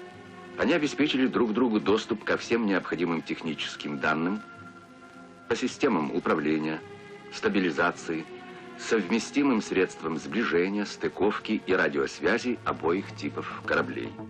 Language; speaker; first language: Russian; native; Russian